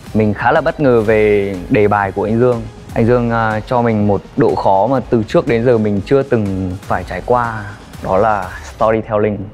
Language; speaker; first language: Vietnamese; native; Vietnamese